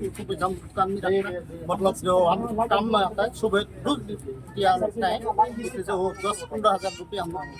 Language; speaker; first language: Hindi; non-native, local second language; Khasi